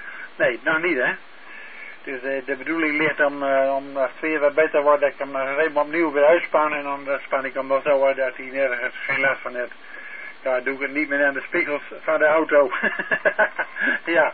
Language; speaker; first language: Dutch; native; Dutch